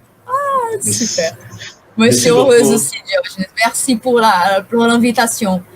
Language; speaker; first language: French; non-native, fluent; Portuguese